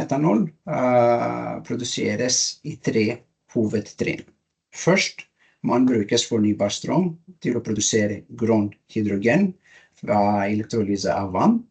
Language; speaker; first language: Norwegian; non-native, learner; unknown